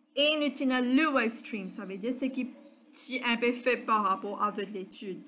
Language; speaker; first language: French; non-native, local second language; Morisyen